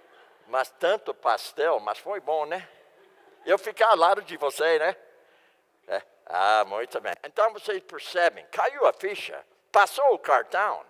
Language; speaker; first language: Portuguese; non-native, fluent; English